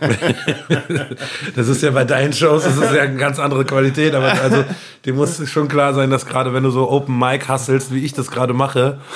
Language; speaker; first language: German; native; German